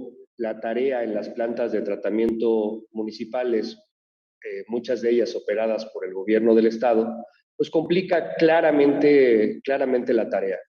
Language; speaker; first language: Spanish; native; Spanish